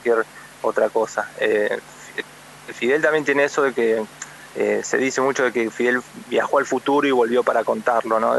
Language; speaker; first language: Spanish; native; Spanish